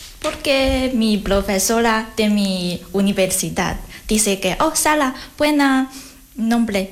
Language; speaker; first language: Spanish; non-native, learner; Chinese